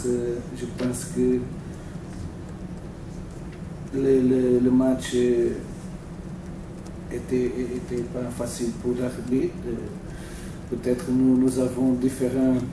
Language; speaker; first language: French; non-native, learner; Portuguese